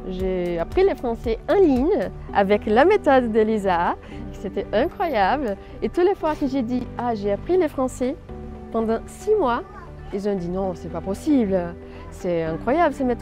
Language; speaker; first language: French; non-native, fluent; Portuguese